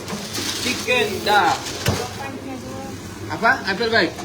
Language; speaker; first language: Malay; non-native, learner; Bangla